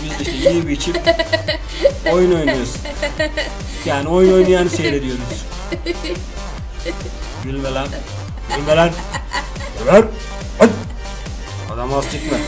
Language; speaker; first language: Turkish; native; Turkish